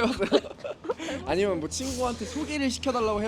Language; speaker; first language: Korean; native; Korean